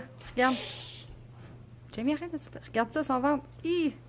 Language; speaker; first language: French; native; French